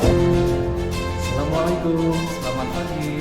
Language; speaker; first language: Indonesian; native; Indonesian